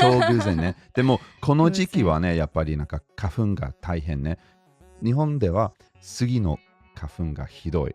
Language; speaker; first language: Japanese; non-native, fluent; English